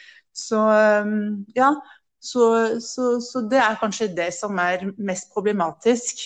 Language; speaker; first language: Norwegian; non-native, fluent; French